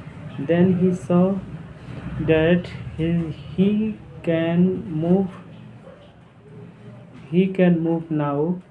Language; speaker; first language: English; non-native, learner; Hindi